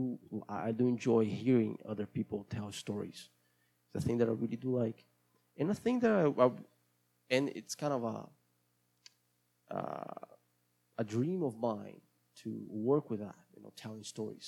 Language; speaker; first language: English; non-native, fluent; Portuguese